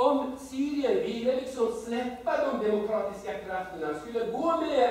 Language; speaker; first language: Swedish; non-native, fluent; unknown